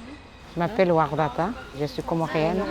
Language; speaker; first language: French; non-native, learner; Comorian